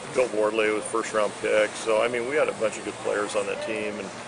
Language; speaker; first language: English; native; English